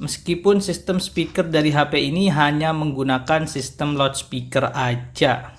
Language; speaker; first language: Indonesian; native; Indonesian